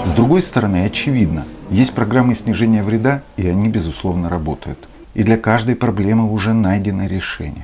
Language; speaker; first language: Russian; native; Russian